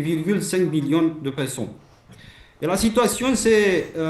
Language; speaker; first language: French; non-native, fluent; Romanian